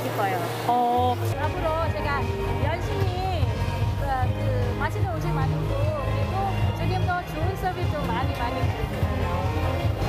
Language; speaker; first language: Korean; non-native, learner; Thai